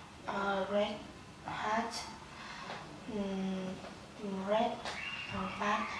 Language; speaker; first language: English; non-native, learner; Vietnamese